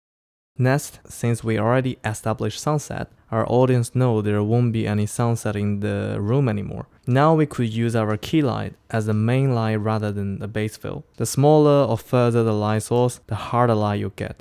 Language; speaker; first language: English; non-native, fluent; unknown